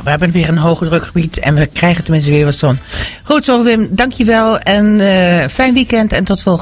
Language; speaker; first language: Dutch; native; Dutch